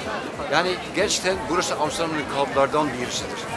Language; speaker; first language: Turkish; non-native, fluent; Dutch